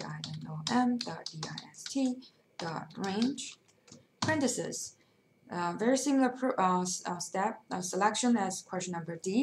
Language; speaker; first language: English; non-native, fluent; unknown